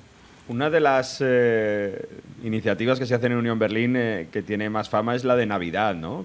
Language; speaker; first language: Spanish; native; Spanish